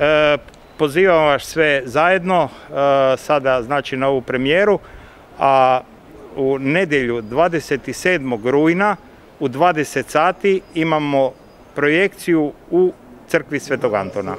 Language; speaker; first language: Croatian; native; Croatian